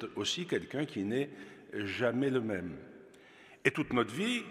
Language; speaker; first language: French; native; French